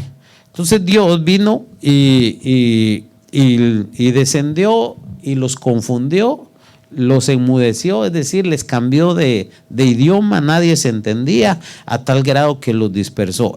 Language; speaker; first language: Spanish; native; Spanish